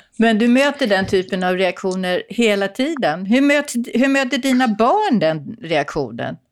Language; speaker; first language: Swedish; native; Swedish